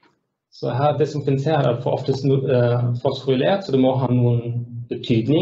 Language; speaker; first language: Norwegian; non-native, fluent; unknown